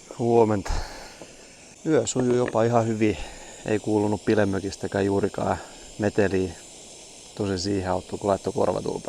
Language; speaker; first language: Finnish; native; Finnish